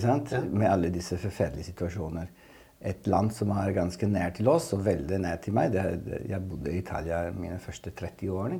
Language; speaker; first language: Norwegian; non-native, fluent; Italian